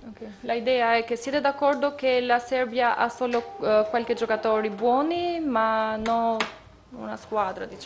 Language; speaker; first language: Italian; non-native, fluent; Albanian